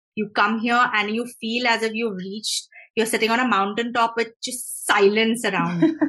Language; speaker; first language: English; non-native, local second language; Hindi